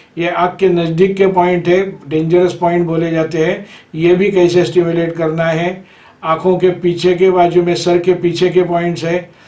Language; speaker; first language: Hindi; non-native, local second language; Marathi